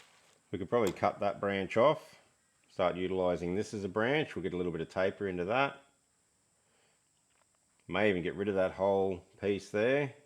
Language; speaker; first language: English; native; English